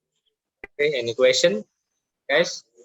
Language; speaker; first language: English; non-native, learner; Indonesian